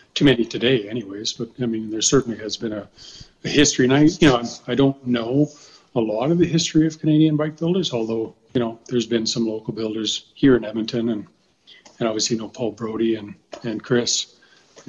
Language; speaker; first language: English; native; English